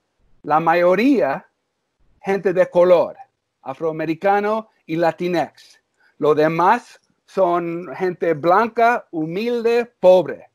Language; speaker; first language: Spanish; early bilingual, heritage; English